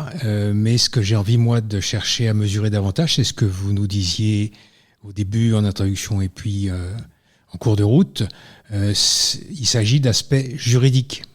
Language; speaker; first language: French; native; French